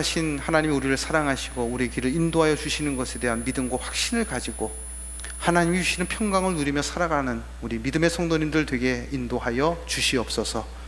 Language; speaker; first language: Korean; native; Korean